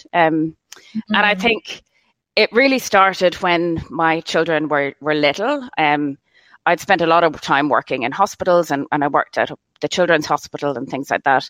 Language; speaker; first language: English; native; English